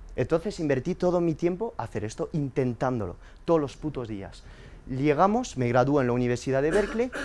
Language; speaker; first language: Spanish; early bilingual, heritage; French